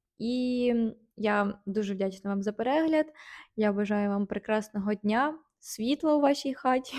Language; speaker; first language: Ukrainian; native; Ukrainian